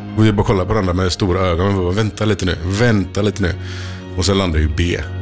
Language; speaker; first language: Swedish; early bilingual, other home language; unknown